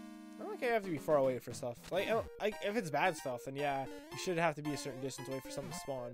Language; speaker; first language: English; native; English